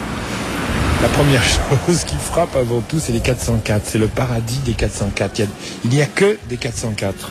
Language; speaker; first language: French; native; French